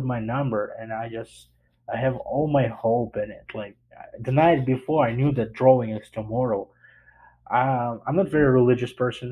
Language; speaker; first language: English; non-native, fluent; Ukrainian